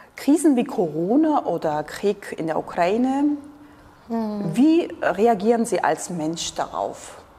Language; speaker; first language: German; non-native, fluent; Georgian